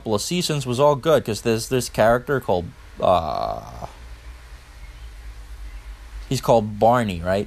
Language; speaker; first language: English; non-native, fluent; Danish